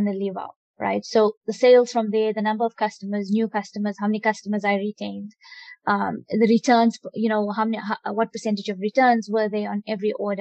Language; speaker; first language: English; native; English